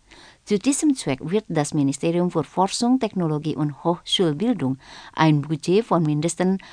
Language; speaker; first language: German; non-native, fluent; Indonesian